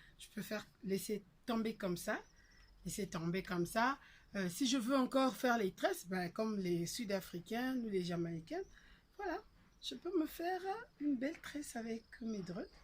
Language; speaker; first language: French; non-native, local second language; Lingala